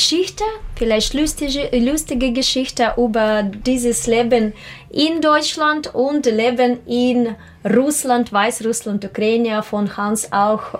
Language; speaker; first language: German; non-native, learner; Russian